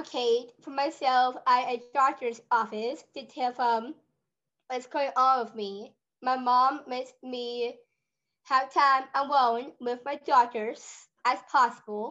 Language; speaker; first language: English; native; English